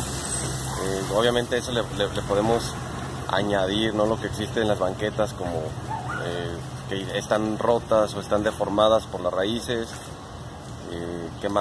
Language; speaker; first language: Spanish; native; Spanish